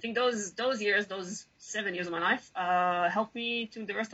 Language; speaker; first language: English; non-native, fluent; Hebrew